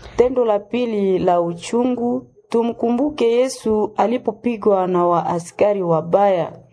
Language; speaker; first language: Swahili; native; Swahili